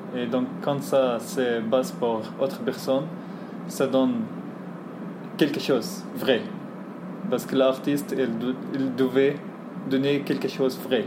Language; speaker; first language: French; non-native, learner; Arabic